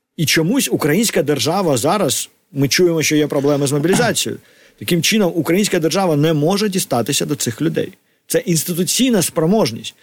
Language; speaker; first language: Ukrainian; native; Ukrainian